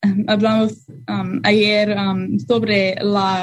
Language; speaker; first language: Spanish; non-native, learner; English